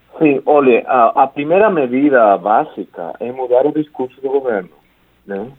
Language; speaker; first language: Portuguese; non-native, fluent; Spanish